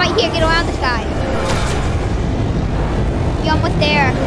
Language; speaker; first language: English; native; English